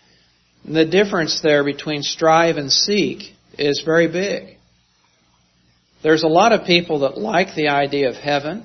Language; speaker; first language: English; native; English